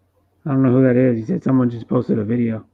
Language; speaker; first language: English; native; English